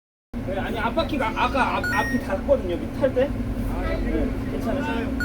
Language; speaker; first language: Korean; native; Korean